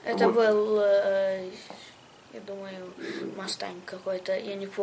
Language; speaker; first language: Russian; early bilingual, heritage; Russian